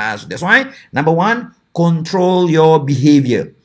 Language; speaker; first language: English; non-native, local second language; Malay